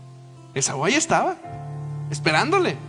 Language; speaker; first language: Spanish; native; Spanish